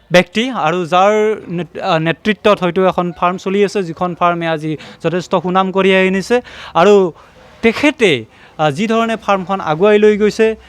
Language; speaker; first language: Assamese; native; Assamese